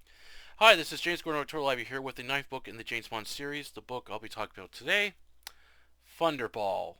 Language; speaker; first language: English; native; English